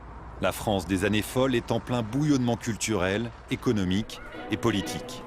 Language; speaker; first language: French; native; French